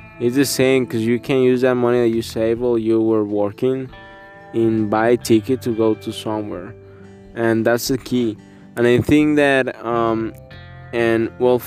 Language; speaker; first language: English; non-native, learner; Spanish